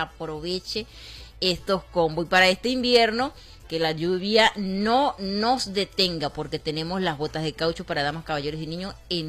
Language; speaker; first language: Spanish; native; Spanish